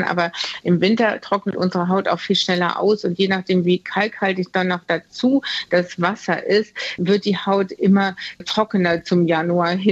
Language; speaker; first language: German; native; German